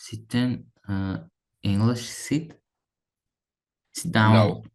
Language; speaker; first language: English; non-native, learner; Uzbek